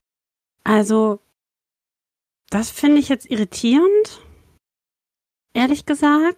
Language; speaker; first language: German; native; German